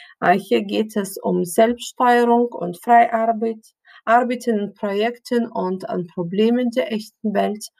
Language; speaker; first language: German; non-native, fluent; Lithuanian